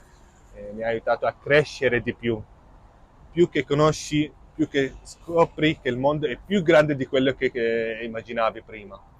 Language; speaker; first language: Italian; non-native, fluent; Arabic